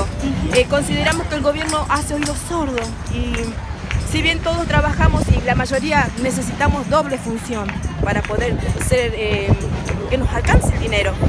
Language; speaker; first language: Spanish; native; Spanish